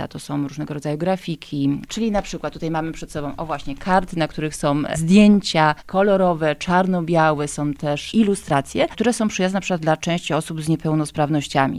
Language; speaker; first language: Polish; native; Polish